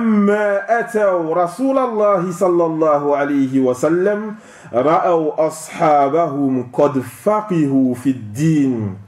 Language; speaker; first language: Arabic; non-native, fluent; French